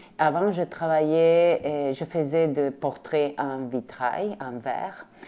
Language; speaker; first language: French; non-native, fluent; Spanish